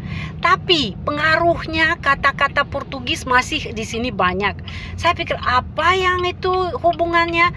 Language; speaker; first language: Indonesian; non-native, fluent; Russian